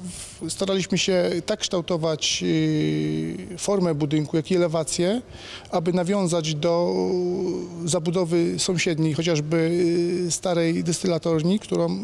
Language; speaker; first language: Polish; native; Polish